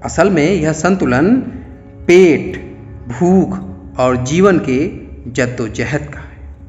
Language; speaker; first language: Hindi; native; Hindi